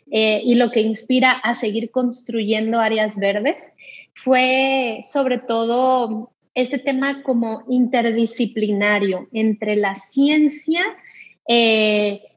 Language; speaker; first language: Spanish; native; Spanish